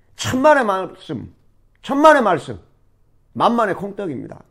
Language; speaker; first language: Korean; native; Korean